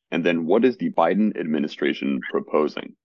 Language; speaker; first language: English; native; English